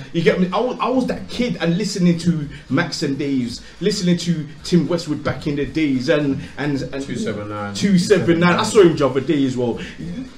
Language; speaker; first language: English; native; English